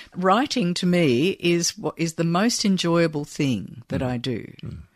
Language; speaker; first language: English; native; English